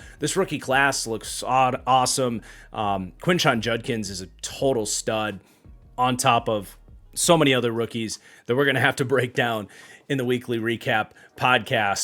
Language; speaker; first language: English; native; English